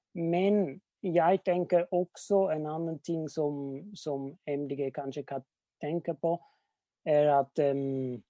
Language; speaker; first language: Norwegian; non-native, fluent; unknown